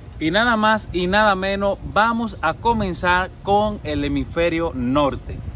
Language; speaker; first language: Spanish; native; Spanish